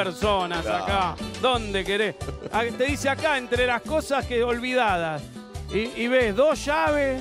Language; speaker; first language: Spanish; native; Spanish